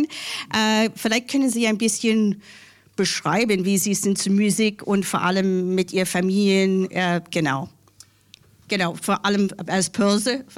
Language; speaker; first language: German; non-native, learner; English